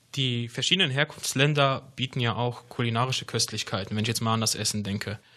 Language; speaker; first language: German; native; German